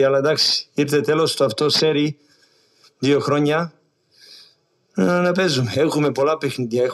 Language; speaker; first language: Greek; non-native, learner; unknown